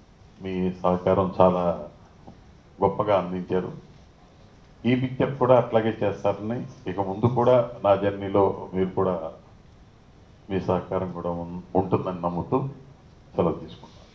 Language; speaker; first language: Telugu; native; Telugu